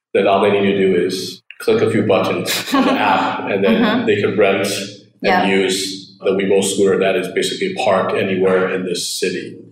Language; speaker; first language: English; early bilingual, other home language; Chinese